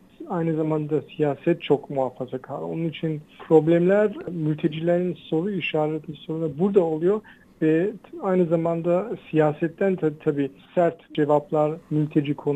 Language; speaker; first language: Turkish; early bilingual, heritage; Turkish